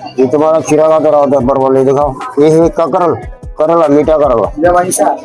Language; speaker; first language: Urdu; non-native, local second language; Bangla